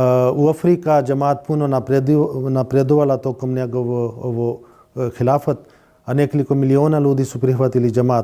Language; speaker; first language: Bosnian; non-native, learner; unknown